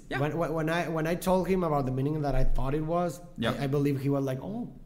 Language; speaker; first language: English; non-native, fluent; Spanish